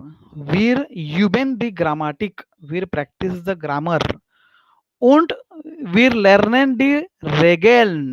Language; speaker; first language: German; non-native, fluent; Hindi